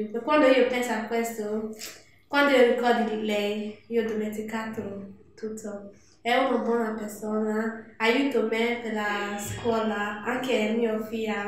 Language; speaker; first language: Italian; non-native, learner; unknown